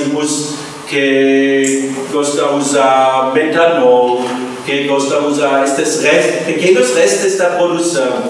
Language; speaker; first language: Portuguese; non-native, fluent; German